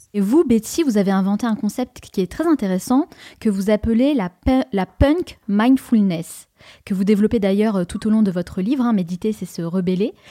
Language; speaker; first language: French; native; French